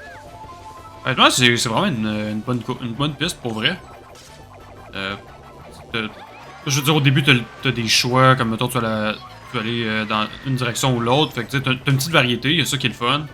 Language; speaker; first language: French; native; French